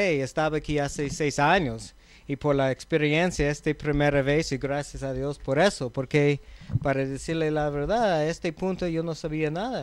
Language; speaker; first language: Spanish; non-native, learner; English